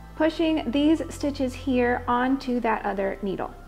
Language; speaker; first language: English; native; English